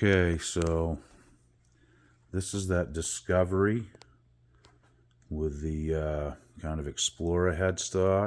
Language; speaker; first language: English; native; English